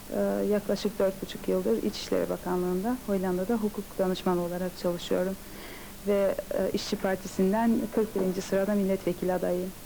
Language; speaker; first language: Turkish; early bilingual, heritage; Turkish